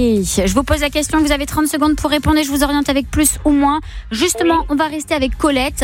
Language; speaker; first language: French; native; French